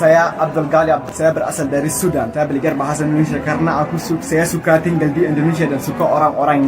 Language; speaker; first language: Indonesian; non-native, learner; Arabic